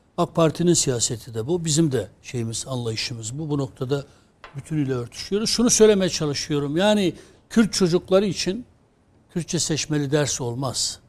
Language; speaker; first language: Turkish; non-native, local second language; Kurdish